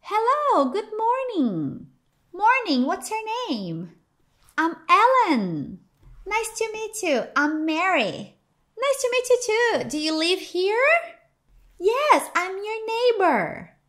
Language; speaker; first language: English; non-native, fluent; Portuguese